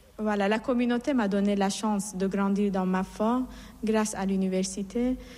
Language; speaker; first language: French; non-native, fluent; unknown